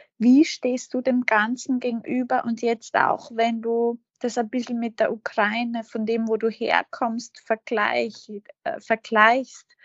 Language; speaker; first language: German; native; German